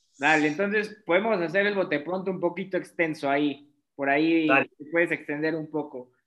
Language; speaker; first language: Spanish; native; Spanish